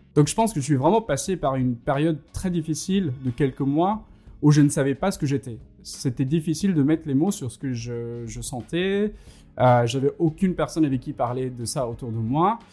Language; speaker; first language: French; non-native, fluent; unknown